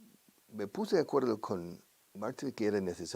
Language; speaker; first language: Spanish; non-native, fluent; English